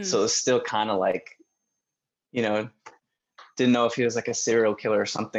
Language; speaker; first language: English; native; English